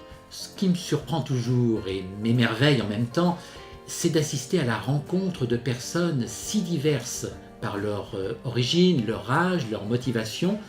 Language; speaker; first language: French; native; French